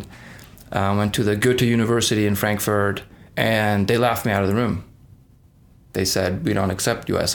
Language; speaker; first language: English; non-native, fluent; Persian